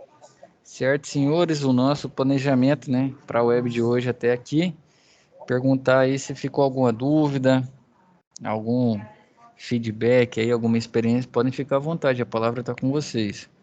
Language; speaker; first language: Portuguese; native; Portuguese